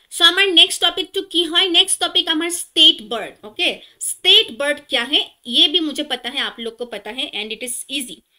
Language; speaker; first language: Hindi; non-native, local second language; Assamese